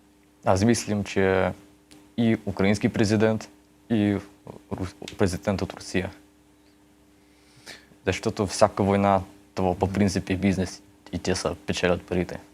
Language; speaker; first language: Bulgarian; early bilingual, heritage; Russian